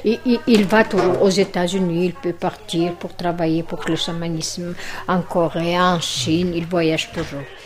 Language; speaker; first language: French; non-native, fluent; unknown